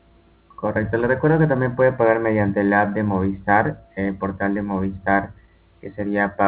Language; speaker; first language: Spanish; native; Spanish